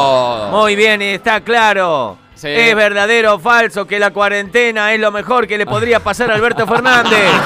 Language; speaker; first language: Spanish; native; Spanish